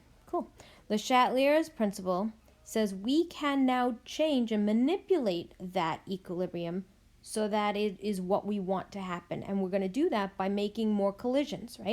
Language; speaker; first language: English; native; English